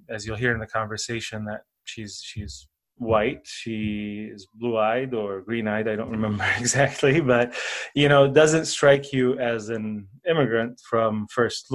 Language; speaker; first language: English; non-native, fluent; Arabic